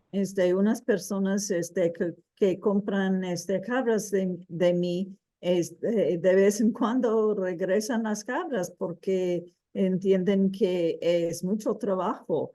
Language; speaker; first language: Spanish; early bilingual, heritage; Spanish